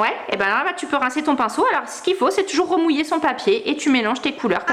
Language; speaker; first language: French; native; French